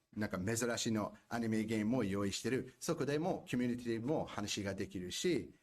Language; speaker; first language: Japanese; non-native, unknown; English